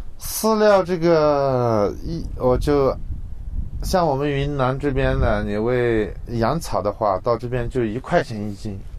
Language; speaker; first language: Chinese; non-native, local second language; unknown